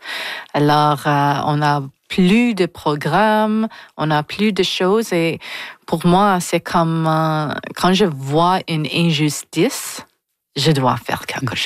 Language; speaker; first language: French; non-native, local second language; English